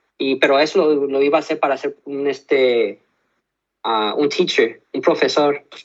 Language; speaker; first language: Spanish; early bilingual, heritage; Spanish